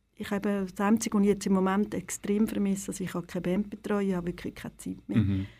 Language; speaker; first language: German; native; German